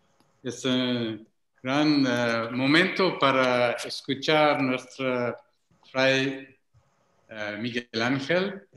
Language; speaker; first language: Spanish; non-native, learner; English